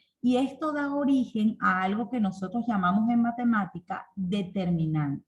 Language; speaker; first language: Spanish; native; Spanish